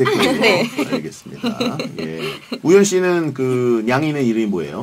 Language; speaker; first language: Korean; native; Korean